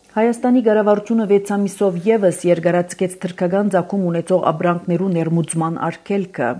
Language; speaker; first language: Armenian; early bilingual, heritage; Armenian